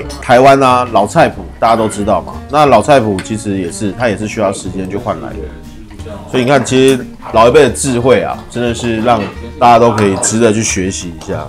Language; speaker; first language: Chinese; native; Chinese